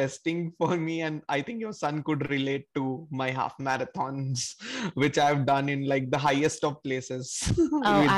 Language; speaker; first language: English; non-native, local second language; Hindi